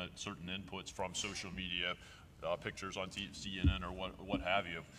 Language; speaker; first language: English; native; English